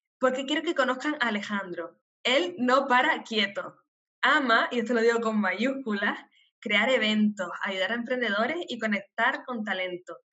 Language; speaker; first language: Spanish; native; Spanish